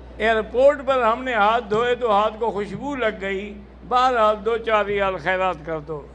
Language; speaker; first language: Urdu; native; Urdu